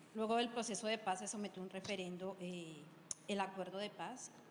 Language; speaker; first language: Spanish; native; Spanish